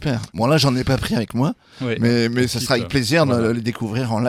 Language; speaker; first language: French; native; French